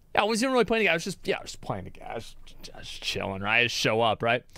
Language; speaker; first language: English; native; English